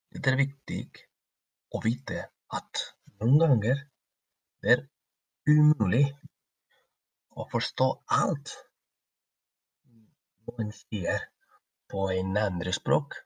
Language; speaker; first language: Norwegian; non-native, learner; Spanish